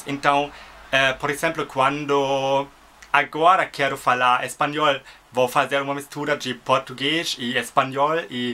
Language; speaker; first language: Portuguese; non-native, fluent; German